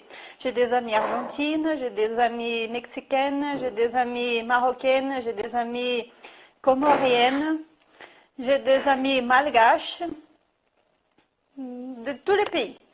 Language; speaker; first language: French; non-native, fluent; Portuguese